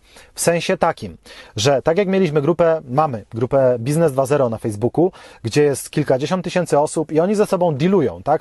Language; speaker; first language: Polish; native; Polish